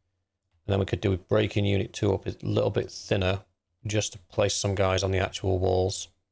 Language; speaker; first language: English; native; English